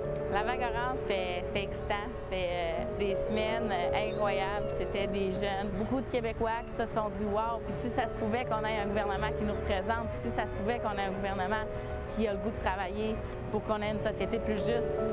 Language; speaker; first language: French; native; French